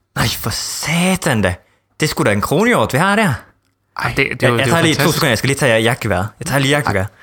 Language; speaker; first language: Danish; early bilingual, heritage; Danish